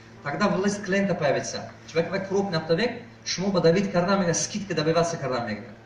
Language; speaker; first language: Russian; non-native, fluent; Tajik